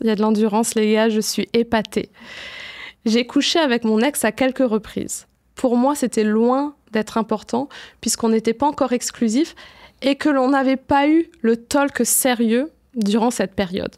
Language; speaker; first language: French; native; French